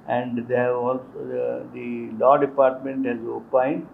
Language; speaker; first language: English; non-native, local second language; Kannada